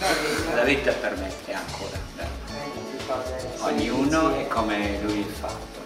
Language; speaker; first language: Italian; non-native, learner; German